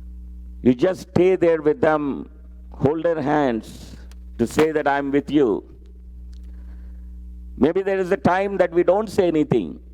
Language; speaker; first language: English; non-native, local second language; Telugu